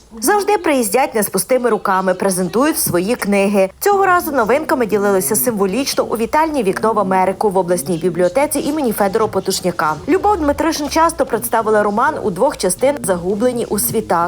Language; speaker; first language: Ukrainian; native; Ukrainian